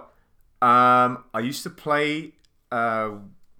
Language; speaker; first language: English; native; English